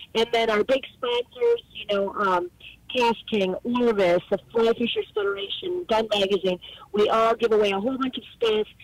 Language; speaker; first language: English; native; English